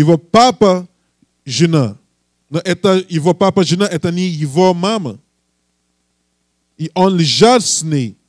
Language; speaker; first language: Russian; non-native, learner; English